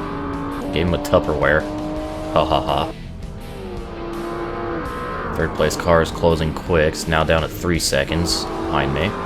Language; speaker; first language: English; native; English